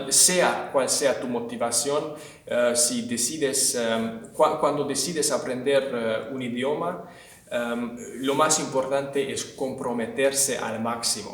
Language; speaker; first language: Spanish; non-native, fluent; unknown